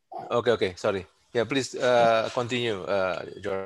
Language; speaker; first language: English; non-native, fluent; Indonesian